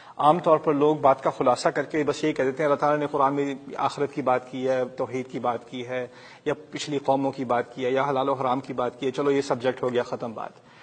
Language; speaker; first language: Urdu; early bilingual, heritage; Urdu